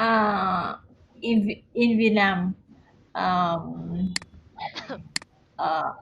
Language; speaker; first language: English; non-native, learner; Vietnamese